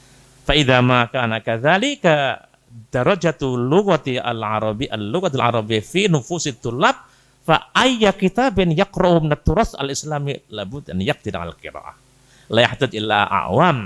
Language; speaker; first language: Arabic; non-native, fluent; Indonesian